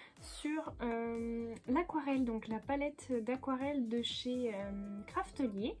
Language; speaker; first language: French; native; French